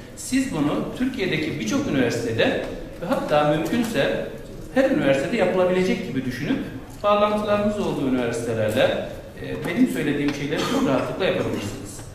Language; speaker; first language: Turkish; native; Turkish